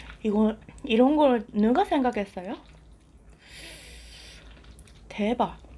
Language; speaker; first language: Korean; non-native, fluent; Japanese